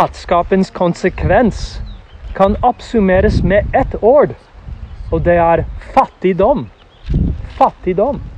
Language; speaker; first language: Norwegian; non-native, fluent; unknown